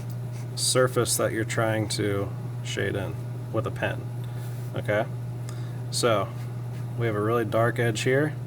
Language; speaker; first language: English; native; English